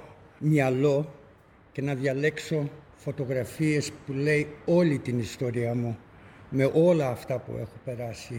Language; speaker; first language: Greek; early bilingual, other home language; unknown